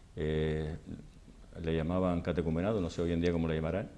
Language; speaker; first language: Spanish; native; Spanish